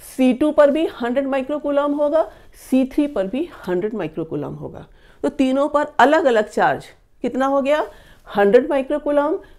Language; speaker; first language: Hindi; native; Hindi